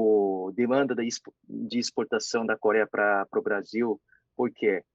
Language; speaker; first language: Portuguese; non-native, fluent; Korean